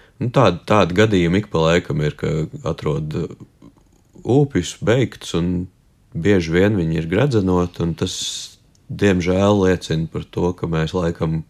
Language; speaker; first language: Latvian; native; Latvian